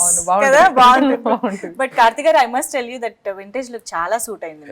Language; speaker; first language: Telugu; native; Telugu